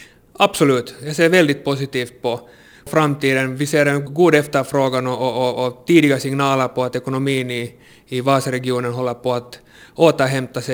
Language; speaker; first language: Swedish; native; Swedish